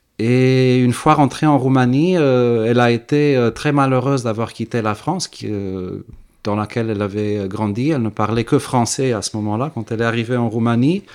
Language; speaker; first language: French; early bilingual, heritage; French